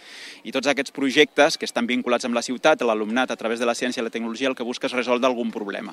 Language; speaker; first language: Catalan; native; Catalan